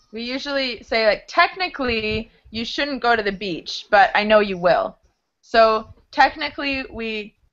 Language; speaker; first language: English; native; English